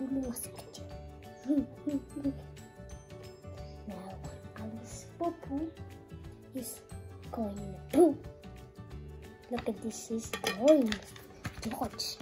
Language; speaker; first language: English; early bilingual, other home language; Indonesian